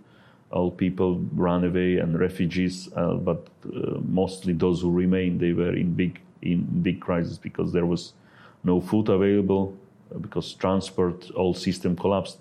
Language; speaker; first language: English; non-native, fluent; Ukrainian